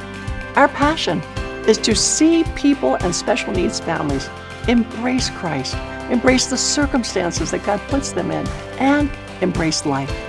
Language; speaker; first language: English; native; English